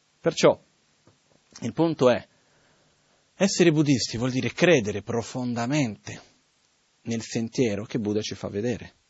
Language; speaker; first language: Italian; non-native, fluent; Portuguese